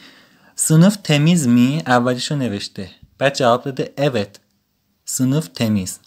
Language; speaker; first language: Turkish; non-native, fluent; Persian